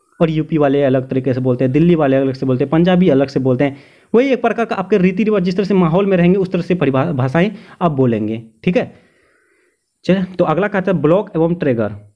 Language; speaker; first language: Hindi; native; Hindi